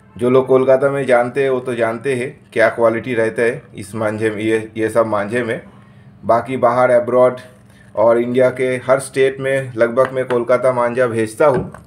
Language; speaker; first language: Hindi; non-native, local second language; Bangla